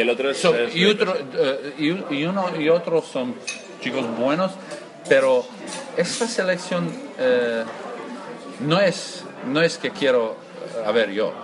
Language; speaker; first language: Spanish; non-native, learner; Croatian